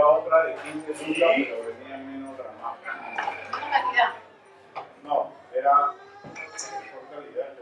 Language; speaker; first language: Spanish; native; Spanish